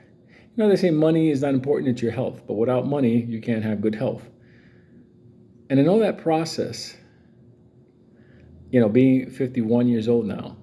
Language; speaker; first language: English; native; English